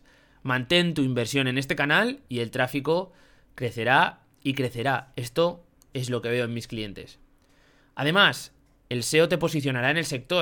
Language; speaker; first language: Spanish; native; Spanish